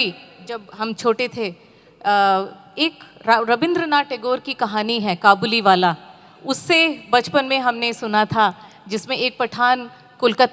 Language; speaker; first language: Hindi; native; Hindi